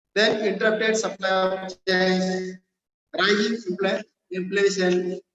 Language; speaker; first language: English; non-native, local second language; Marathi